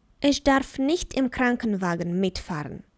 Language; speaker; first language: German; non-native, fluent; Ukrainian